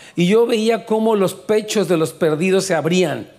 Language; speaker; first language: English; native; English